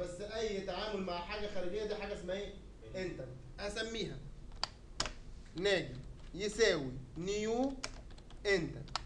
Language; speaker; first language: Arabic; native; Arabic